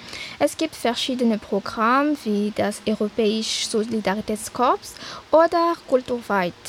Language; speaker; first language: German; non-native, fluent; Malagasy